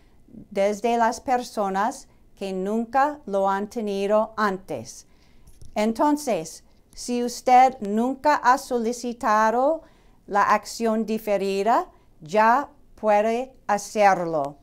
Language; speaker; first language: Spanish; non-native, fluent; English